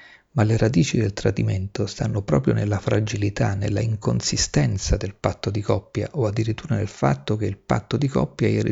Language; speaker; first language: Italian; native; Italian